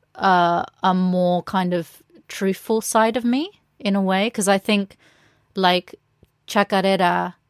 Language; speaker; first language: English; native; English